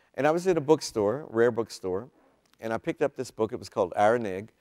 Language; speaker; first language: English; native; English